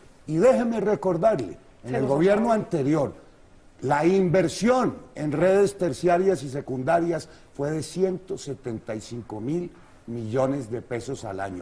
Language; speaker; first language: Spanish; native; Spanish